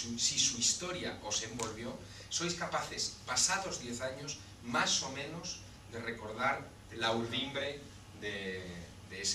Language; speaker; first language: Spanish; native; Spanish